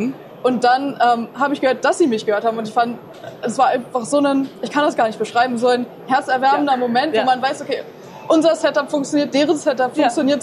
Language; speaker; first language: German; native; German